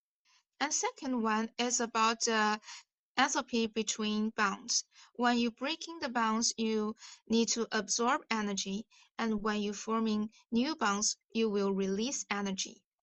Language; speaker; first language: English; non-native, fluent; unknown